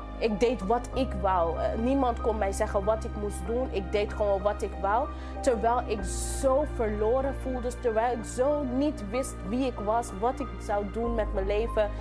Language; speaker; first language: Dutch; non-native, local second language; English